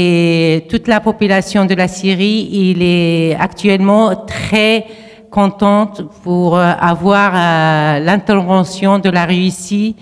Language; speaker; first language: French; non-native, fluent; Arabic